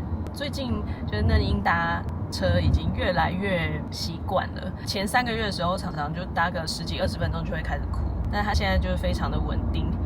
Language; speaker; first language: Chinese; non-native, fluent; Serbian